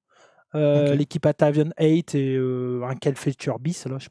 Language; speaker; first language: French; native; French